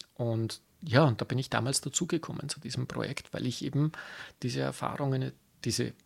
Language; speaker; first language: German; native; German